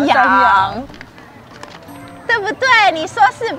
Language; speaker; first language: Chinese; native; Chinese